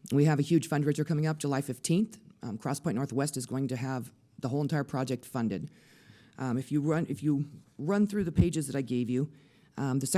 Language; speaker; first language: English; native; English